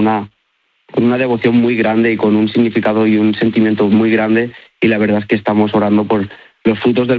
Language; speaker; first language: Spanish; native; Spanish